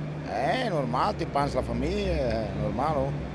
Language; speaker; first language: French; non-native, learner; Italian